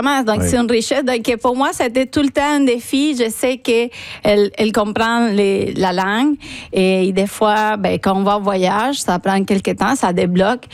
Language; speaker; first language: French; non-native, fluent; Spanish